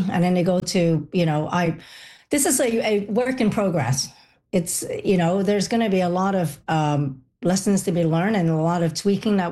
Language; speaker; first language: English; non-native, local second language; Cantonese